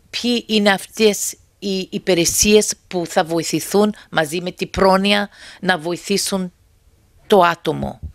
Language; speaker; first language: Greek; early bilingual, heritage; Greek